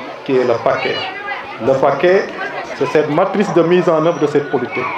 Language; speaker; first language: French; non-native, local second language; Serer